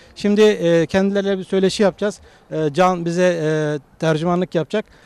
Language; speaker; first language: Turkish; native; Turkish